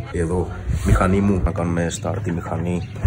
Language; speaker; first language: Greek; early bilingual, other home language; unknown